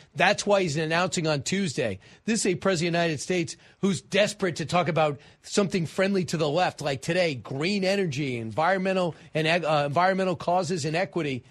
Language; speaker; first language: English; native; English